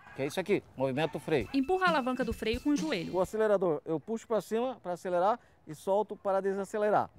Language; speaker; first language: Portuguese; native; Portuguese